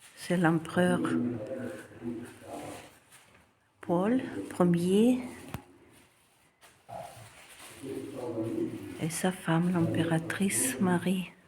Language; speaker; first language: French; non-native, fluent; Russian